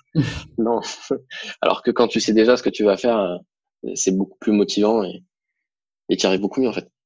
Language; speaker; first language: French; native; French